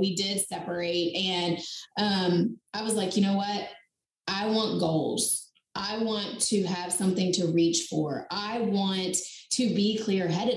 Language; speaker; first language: English; native; English